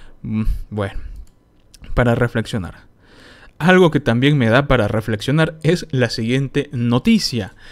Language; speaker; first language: Spanish; native; Spanish